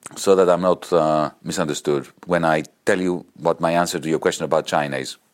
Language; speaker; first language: English; non-native, fluent; Greek